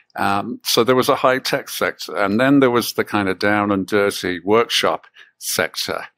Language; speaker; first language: English; native; English